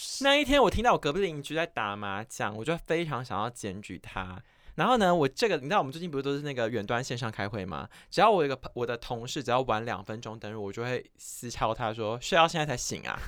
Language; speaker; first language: Chinese; native; Chinese